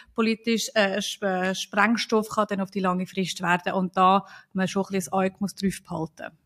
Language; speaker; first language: German; native; German